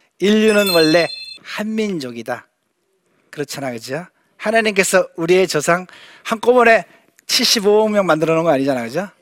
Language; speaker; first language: Korean; native; Korean